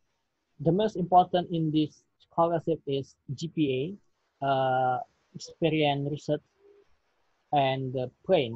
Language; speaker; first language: English; non-native, learner; Indonesian